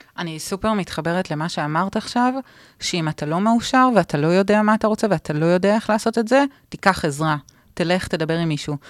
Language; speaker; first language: Hebrew; native; Hebrew